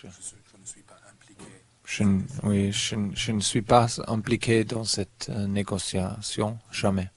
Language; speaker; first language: French; non-native, fluent; German